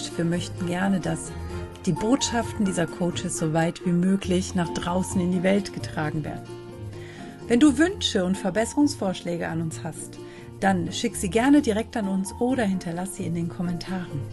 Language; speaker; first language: German; native; German